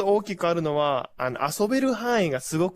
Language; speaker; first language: Japanese; native; Japanese